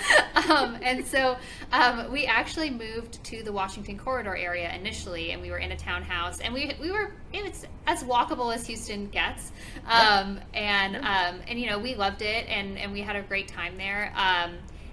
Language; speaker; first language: English; native; English